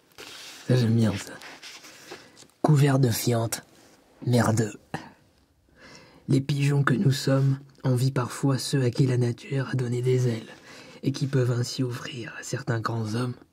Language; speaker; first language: French; native; French